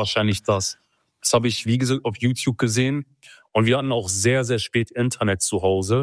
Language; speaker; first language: German; early bilingual, other home language; Kurdish